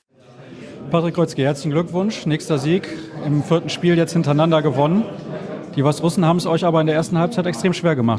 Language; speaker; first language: German; native; German